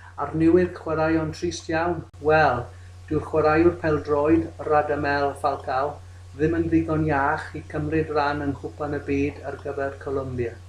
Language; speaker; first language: Welsh; non-native, local second language; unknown